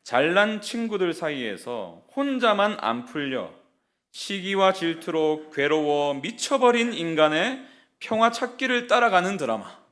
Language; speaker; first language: Korean; native; Korean